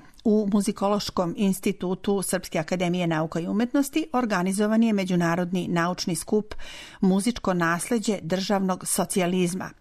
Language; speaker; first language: Serbian; native; Serbian